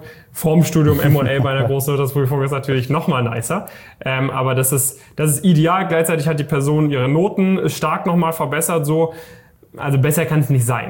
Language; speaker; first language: German; native; German